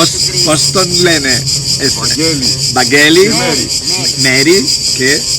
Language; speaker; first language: Greek; non-native, learner; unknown